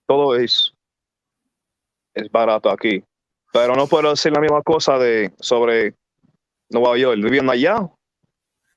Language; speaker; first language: Spanish; early bilingual, heritage; English